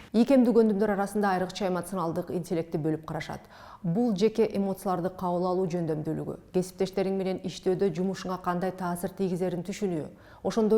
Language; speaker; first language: Kyrgyz; native; Kyrgyz